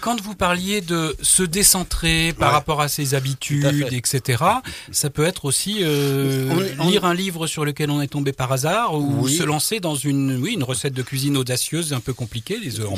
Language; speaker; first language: French; native; French